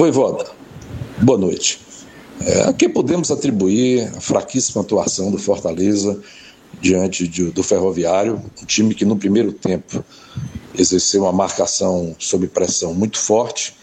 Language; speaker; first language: Portuguese; native; Portuguese